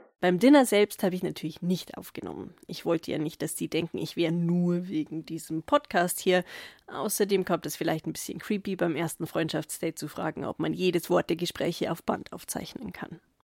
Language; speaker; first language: German; native; German